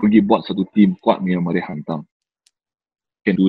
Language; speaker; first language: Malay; non-native, local second language; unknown